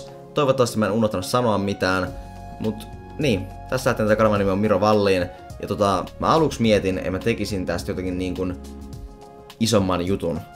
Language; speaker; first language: Finnish; native; Finnish